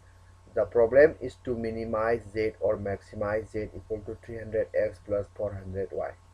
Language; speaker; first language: English; non-native, local second language; Manipuri